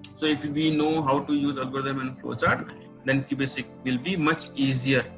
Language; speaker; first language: English; non-native, local second language; Nepali